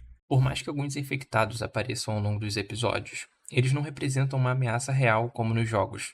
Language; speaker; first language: Portuguese; native; Portuguese